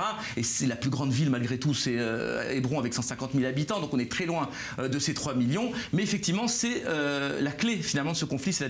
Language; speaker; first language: French; native; French